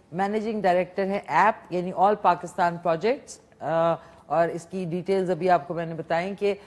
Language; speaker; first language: Urdu; native; Urdu